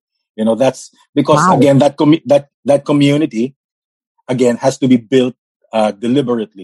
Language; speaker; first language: English; non-native, local second language; Filipino